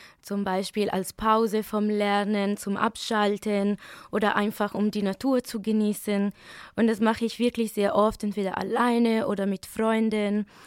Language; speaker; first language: German; non-native, fluent; Italian